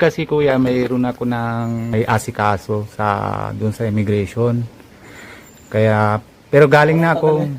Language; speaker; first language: Filipino; non-native, fluent; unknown